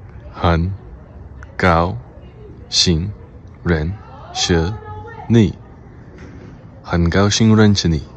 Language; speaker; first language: Chinese; non-native, learner; English